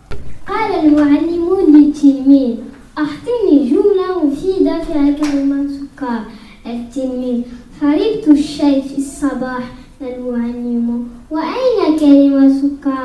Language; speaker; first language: Arabic; non-native, learner; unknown